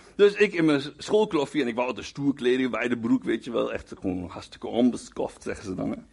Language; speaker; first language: Dutch; native; Dutch